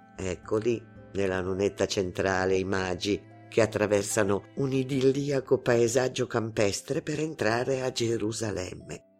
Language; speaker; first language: Italian; non-native, fluent; Arabic